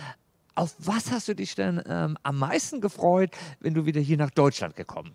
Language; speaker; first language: German; native; German